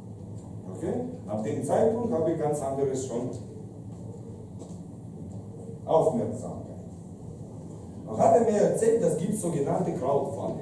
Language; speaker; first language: German; non-native, fluent; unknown